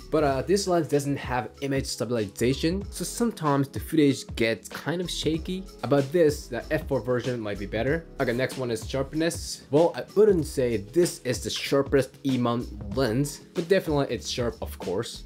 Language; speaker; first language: English; non-native, fluent; Japanese